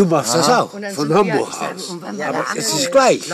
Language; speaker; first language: German; non-native, fluent; Dutch